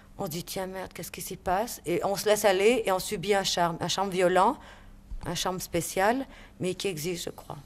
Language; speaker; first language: French; native; French